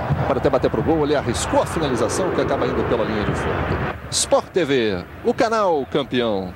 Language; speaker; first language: Portuguese; native; Portuguese